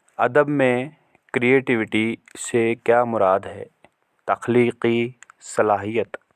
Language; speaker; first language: Urdu; non-native, local second language; Kashmiri